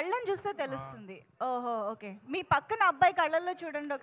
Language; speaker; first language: Telugu; native; Telugu